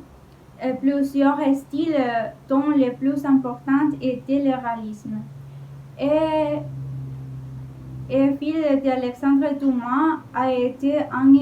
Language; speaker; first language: French; non-native, learner; Spanish